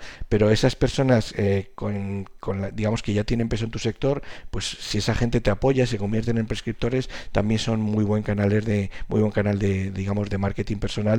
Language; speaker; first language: Spanish; native; Spanish